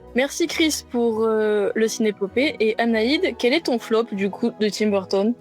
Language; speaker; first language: French; native; French